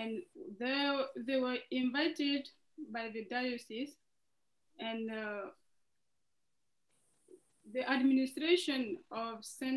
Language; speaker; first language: English; non-native, fluent; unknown